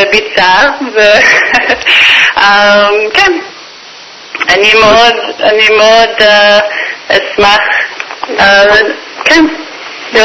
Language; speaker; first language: Hebrew; non-native, learner; English